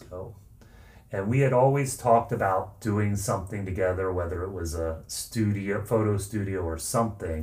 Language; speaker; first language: English; native; English